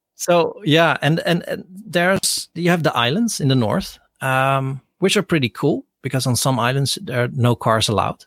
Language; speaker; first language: English; non-native, fluent; Dutch